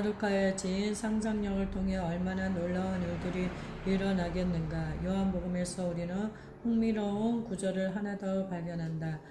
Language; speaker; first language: Korean; native; Korean